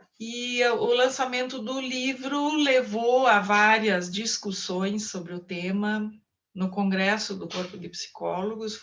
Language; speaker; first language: Portuguese; non-native, local second language; German